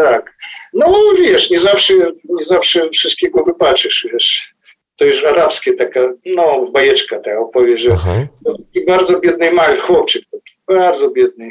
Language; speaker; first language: Polish; non-native, fluent; Ukrainian